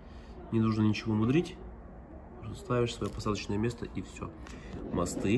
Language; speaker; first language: Russian; native; Russian